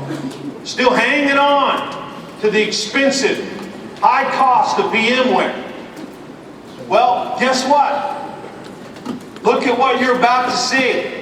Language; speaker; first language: English; native; English